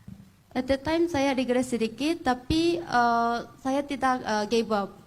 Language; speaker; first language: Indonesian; non-native, fluent; Korean